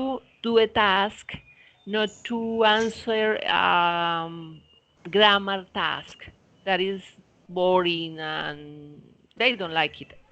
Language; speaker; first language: English; non-native, fluent; Spanish